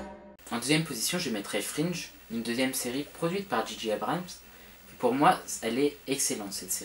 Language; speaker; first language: French; native; French